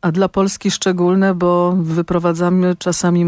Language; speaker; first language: Polish; native; Polish